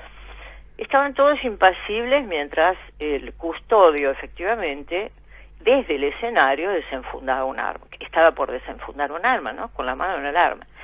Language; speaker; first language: Spanish; native; Spanish